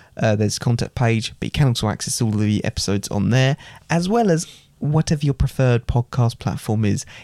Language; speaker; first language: English; native; English